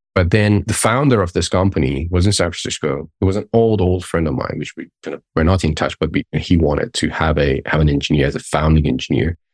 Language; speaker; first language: English; non-native, fluent; Persian